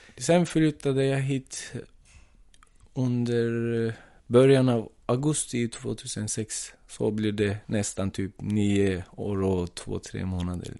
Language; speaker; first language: Swedish; non-native, fluent; Turkish